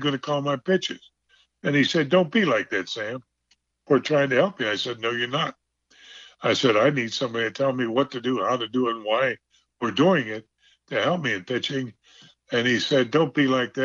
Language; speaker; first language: English; native; English